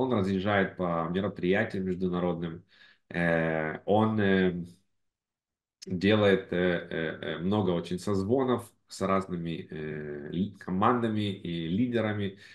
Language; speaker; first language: Russian; native; Russian